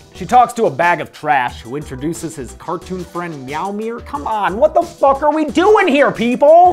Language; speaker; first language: English; native; English